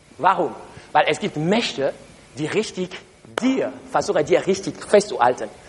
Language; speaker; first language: German; non-native, learner; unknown